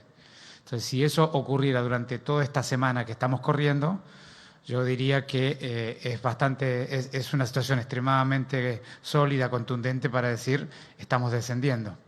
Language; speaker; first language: Spanish; native; Spanish